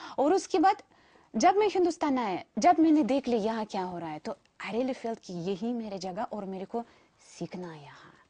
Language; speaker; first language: Hindi; non-native, fluent; Russian